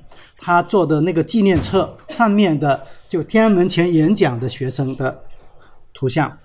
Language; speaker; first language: Chinese; native; Chinese